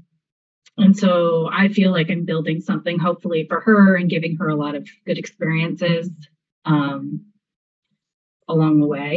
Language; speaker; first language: English; native; English